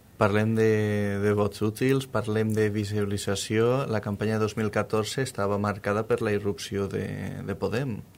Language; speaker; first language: Catalan; native; Catalan